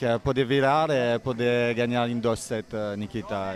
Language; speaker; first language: Portuguese; non-native, learner; Italian